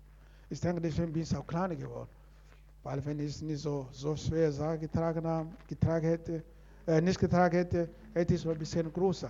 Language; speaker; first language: German; non-native, learner; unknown